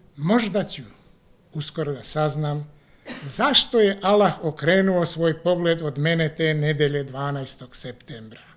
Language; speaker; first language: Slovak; early bilingual, heritage; Slovak